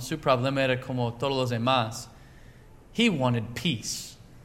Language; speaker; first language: Spanish; non-native, learner; English